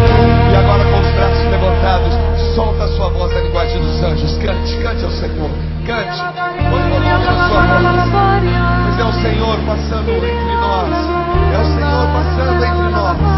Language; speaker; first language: Portuguese; native; Portuguese